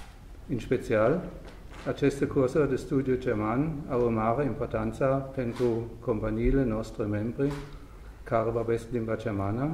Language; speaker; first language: Romanian; non-native, learner; German